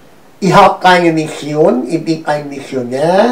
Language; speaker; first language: German; non-native, learner; Romanian